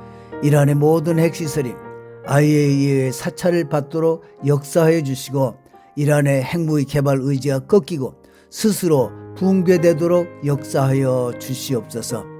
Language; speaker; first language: Korean; native; Korean